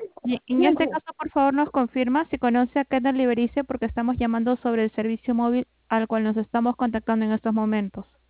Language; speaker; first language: Spanish; native; Spanish